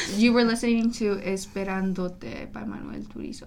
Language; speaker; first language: English; early bilingual, other home language; Spanish